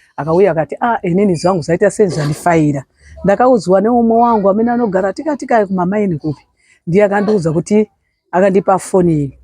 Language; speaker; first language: Shona; non-native, local second language; Nyanja